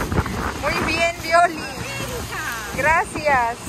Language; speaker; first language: Spanish; non-native, learner; Filipino